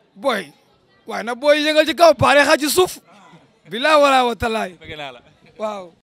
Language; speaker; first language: Wolof; native; Wolof